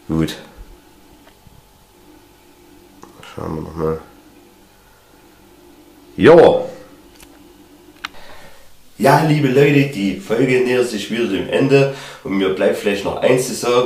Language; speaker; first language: German; native; German